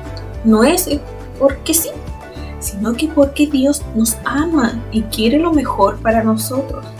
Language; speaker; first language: Spanish; native; Spanish